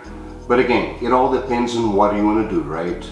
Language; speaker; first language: English; non-native, fluent; Portuguese